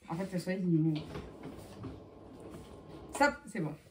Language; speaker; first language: French; native; French